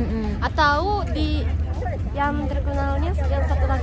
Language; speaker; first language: Indonesian; non-native, fluent; Japanese